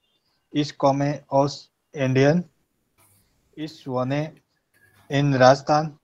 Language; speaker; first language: German; non-native, learner; Hindi